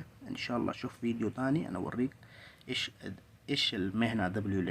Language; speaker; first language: Arabic; non-native, learner; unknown